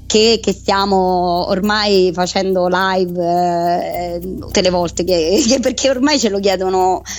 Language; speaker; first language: Italian; native; Italian